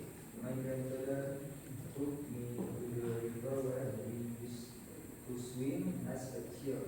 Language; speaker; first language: English; non-native, learner; Indonesian